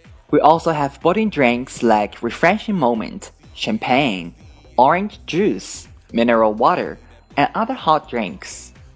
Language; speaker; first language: English; non-native, fluent; Chinese